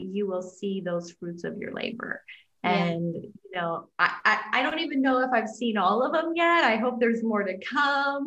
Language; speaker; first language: English; native; English